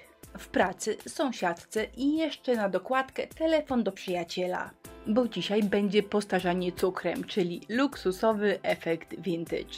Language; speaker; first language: Polish; native; Polish